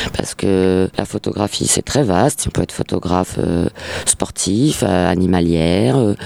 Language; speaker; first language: French; native; French